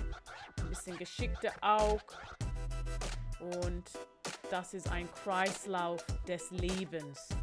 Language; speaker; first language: German; non-native, fluent; English